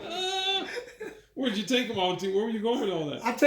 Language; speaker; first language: English; native; English